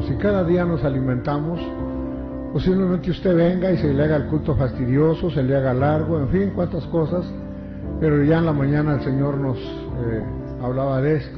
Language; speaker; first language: Spanish; native; Spanish